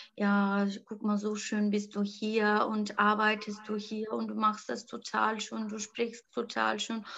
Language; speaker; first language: German; non-native, learner; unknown